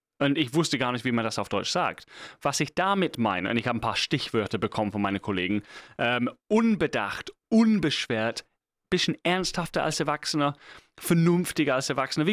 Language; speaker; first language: German; non-native, fluent; English